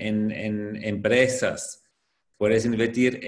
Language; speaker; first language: Spanish; non-native, fluent; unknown